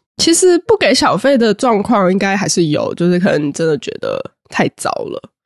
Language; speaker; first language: Chinese; native; Chinese